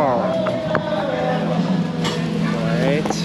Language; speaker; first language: English; non-native, fluent; Swedish